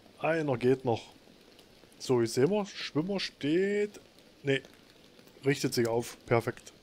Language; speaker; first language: German; native; German